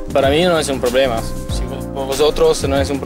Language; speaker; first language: Spanish; non-native, fluent; Italian